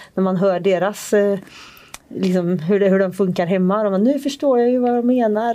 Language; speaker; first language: Swedish; native; Swedish